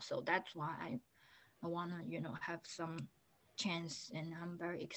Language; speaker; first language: English; non-native, fluent; Chinese